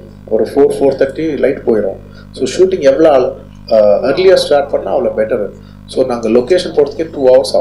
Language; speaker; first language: Tamil; non-native, local second language; Telugu